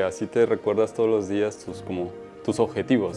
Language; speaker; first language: Spanish; native; Spanish